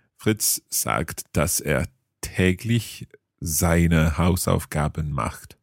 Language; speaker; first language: German; non-native, fluent; English